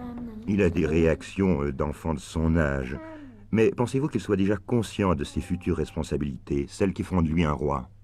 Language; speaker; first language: French; native; French